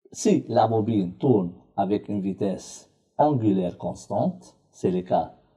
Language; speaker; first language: French; non-native, local second language; Arabic